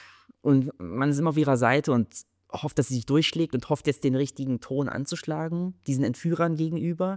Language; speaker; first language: German; native; German